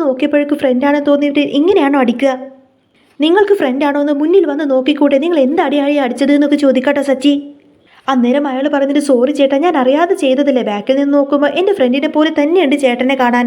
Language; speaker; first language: Malayalam; native; Malayalam